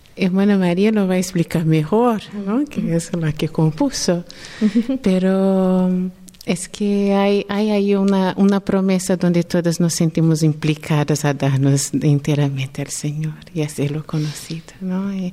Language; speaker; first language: Spanish; non-native, fluent; Portuguese